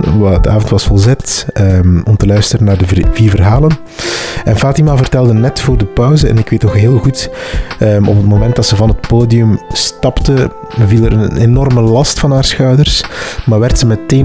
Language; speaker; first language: Dutch; native; Dutch